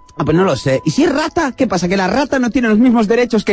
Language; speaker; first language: Spanish; native; Spanish